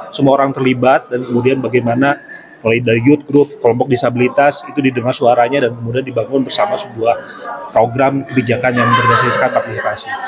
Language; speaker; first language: Indonesian; native; Indonesian